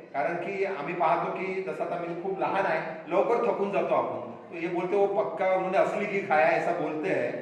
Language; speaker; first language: Hindi; non-native, local second language; Marathi